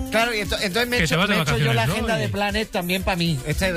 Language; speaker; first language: Spanish; native; Spanish